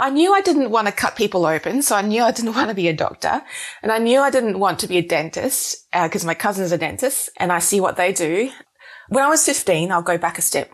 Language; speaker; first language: English; native; English